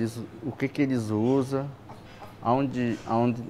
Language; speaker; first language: Portuguese; non-native, local second language; Yanomámi